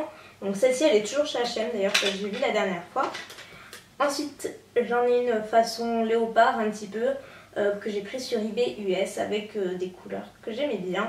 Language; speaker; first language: French; native; French